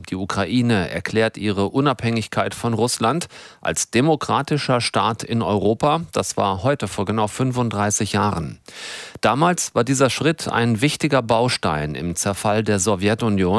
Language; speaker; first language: German; native; German